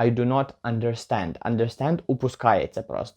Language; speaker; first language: English; non-native, learner; Ukrainian